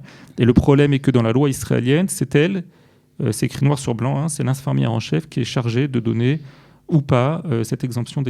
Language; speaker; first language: French; native; French